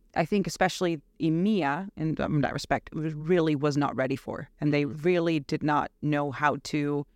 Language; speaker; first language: English; non-native, fluent; Dutch